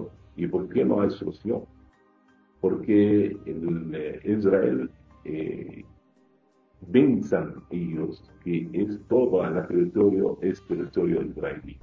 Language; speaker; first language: Spanish; non-native, fluent; Arabic